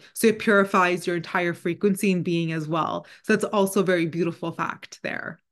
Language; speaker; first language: English; non-native, fluent; Punjabi